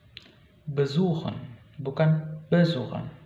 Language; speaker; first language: German; non-native, fluent; Indonesian